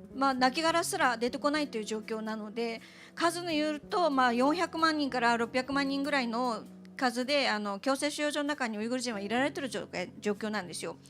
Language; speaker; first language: Japanese; non-native, fluent; Uyghur